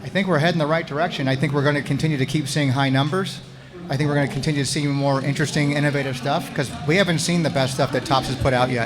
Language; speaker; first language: English; native; English